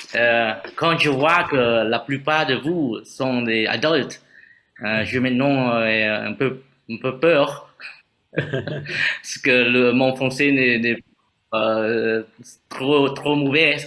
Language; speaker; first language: French; non-native, fluent; Vietnamese